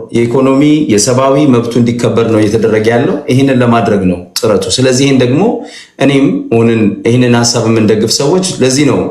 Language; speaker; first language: Amharic; native; Amharic